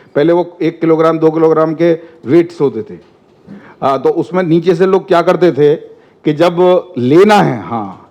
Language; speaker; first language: Hindi; non-native, local second language; Telugu